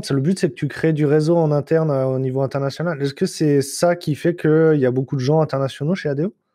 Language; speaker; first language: French; native; French